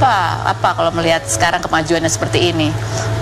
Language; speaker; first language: Indonesian; native; Indonesian